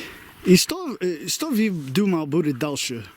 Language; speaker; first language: Russian; non-native, learner; English